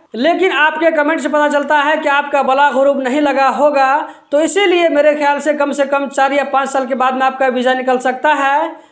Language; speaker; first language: Hindi; native; Hindi